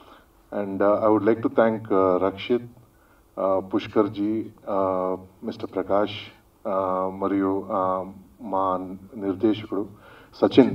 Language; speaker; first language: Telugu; non-native, local second language; Kannada